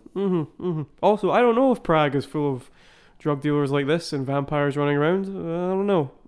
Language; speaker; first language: English; native; English